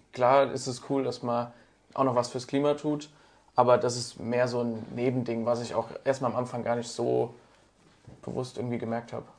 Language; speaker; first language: German; native; German